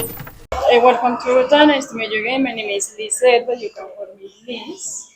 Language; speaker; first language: English; non-native, fluent; Spanish